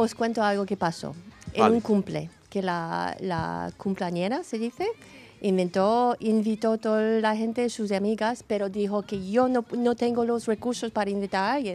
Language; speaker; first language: Spanish; non-native, fluent; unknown